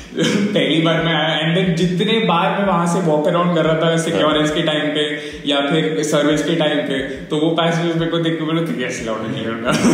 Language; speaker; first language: Hindi; non-native, local second language; Marathi